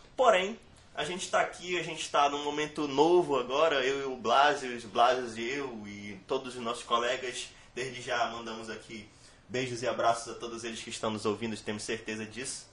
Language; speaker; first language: Portuguese; native; Portuguese